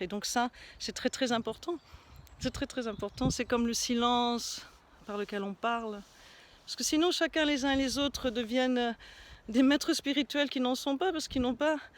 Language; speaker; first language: French; native; French